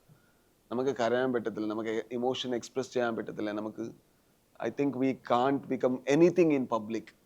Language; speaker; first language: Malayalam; non-native, learner; Tulu